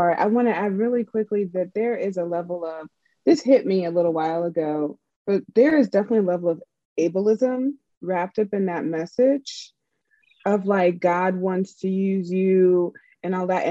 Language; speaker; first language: English; native; English